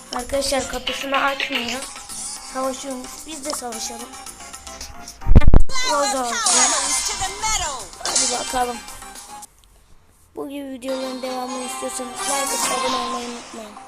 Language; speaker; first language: Turkish; native; Turkish